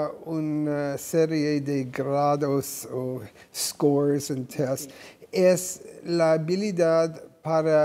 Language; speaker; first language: Spanish; non-native, fluent; English